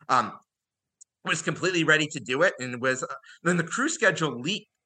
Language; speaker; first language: English; native; English